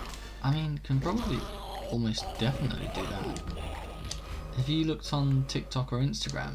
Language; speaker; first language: English; native; English